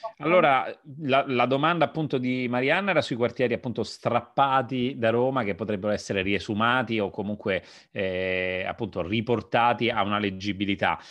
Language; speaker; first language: Italian; native; Italian